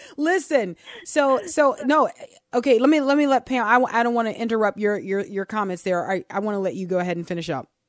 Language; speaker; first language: English; native; English